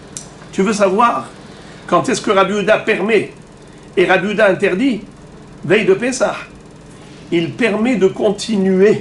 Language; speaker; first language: French; native; French